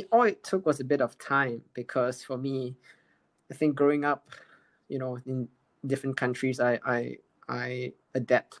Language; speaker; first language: English; native; English